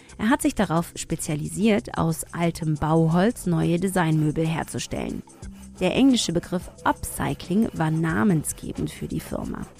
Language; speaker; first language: German; early bilingual, other home language; Tigrinya